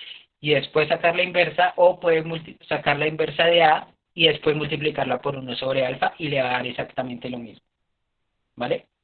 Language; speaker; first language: Spanish; native; Spanish